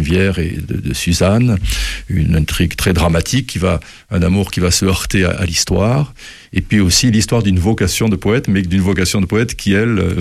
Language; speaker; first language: French; native; French